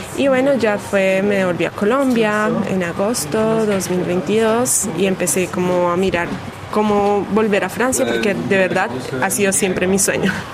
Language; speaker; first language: Spanish; native; Spanish